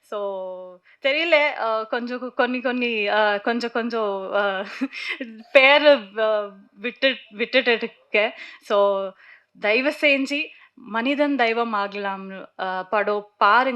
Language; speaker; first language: Tamil; non-native, learner; Kannada